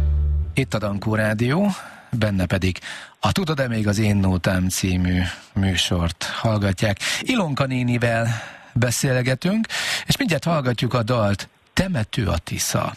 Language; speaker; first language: Hungarian; native; Hungarian